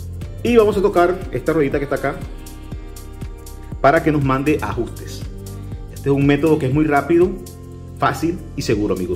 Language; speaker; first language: Spanish; native; Spanish